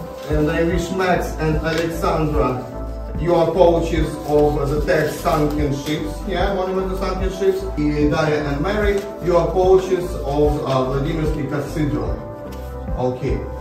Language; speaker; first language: English; non-native, fluent; Russian